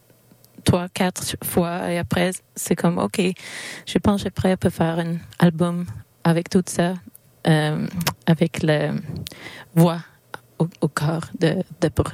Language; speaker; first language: French; non-native, learner; Swedish